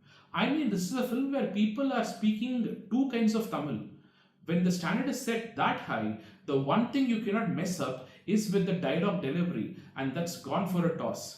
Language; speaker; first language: English; non-native, local second language; Tamil